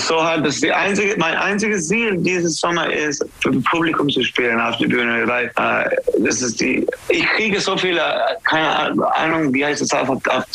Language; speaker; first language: German; non-native, learner; English